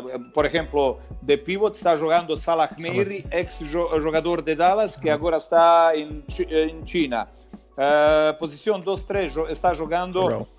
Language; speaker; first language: Portuguese; non-native, learner; Croatian